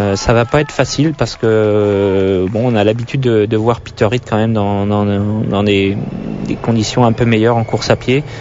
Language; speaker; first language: French; native; French